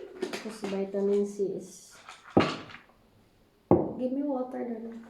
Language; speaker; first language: English; non-native, learner; Filipino